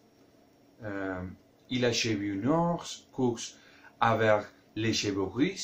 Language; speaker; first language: French; non-native, learner; Spanish